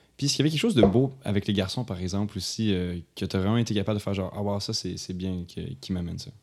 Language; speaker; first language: French; native; French